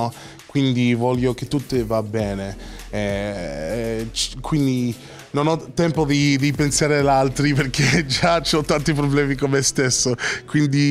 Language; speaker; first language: Italian; non-native, fluent; English